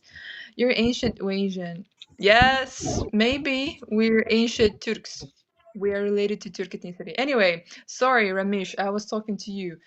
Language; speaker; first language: English; non-native, fluent; Kyrgyz